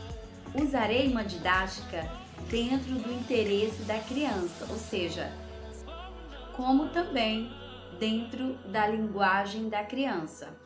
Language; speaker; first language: Portuguese; native; Portuguese